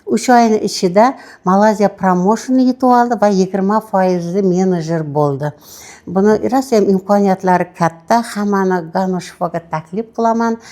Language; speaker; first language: Uzbek; non-native, local second language; Kazakh